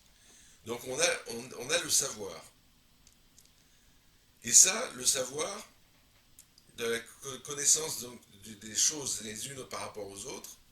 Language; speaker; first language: French; native; French